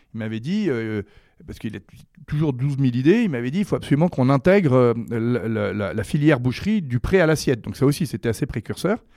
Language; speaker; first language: French; native; French